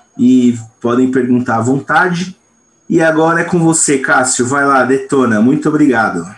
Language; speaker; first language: Portuguese; native; Portuguese